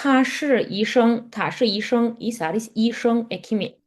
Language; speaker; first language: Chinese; non-native, fluent; Georgian